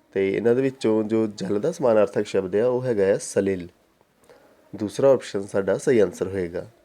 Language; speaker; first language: Hindi; non-native, local second language; Punjabi